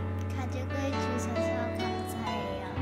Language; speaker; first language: Korean; early bilingual, other home language; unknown